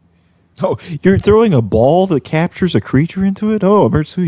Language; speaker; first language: English; native; English